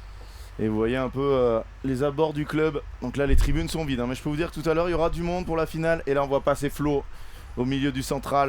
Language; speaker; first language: French; native; French